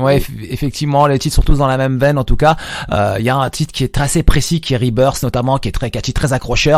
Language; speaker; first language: French; native; French